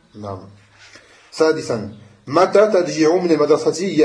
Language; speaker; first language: Arabic; non-native, fluent; French